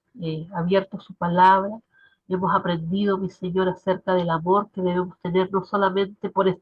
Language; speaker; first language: Spanish; native; Spanish